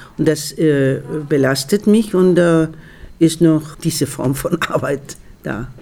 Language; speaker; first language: German; non-native, fluent; Spanish